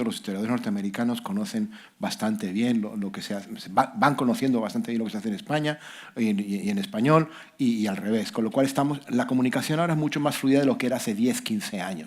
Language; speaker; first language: Spanish; native; Spanish